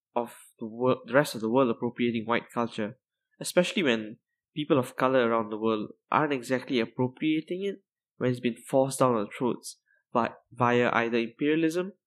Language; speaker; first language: English; non-native, local second language; Tamil